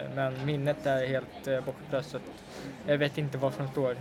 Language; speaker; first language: Swedish; early bilingual, other home language; Russian